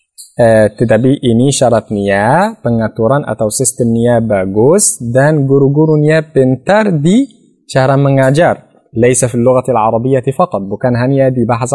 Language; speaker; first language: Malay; non-native, fluent; Arabic